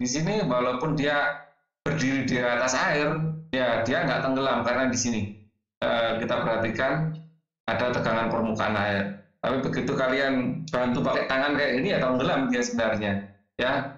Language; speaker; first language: Indonesian; native; Indonesian